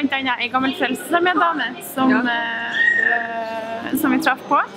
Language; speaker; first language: Norwegian; native; Norwegian